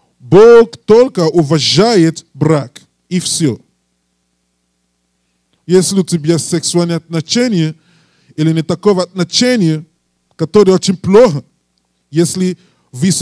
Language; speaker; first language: Russian; non-native, learner; English